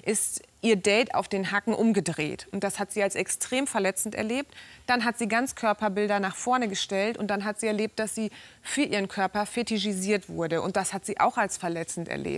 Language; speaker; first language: German; native; German